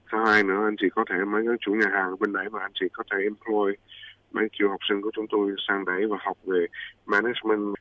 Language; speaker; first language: Vietnamese; early bilingual, heritage; Vietnamese